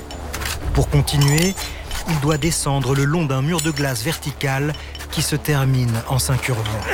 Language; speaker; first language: French; native; French